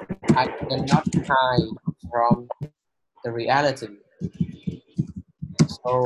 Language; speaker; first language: English; non-native, learner; Vietnamese